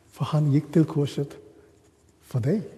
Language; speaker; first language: Swedish; non-native, learner; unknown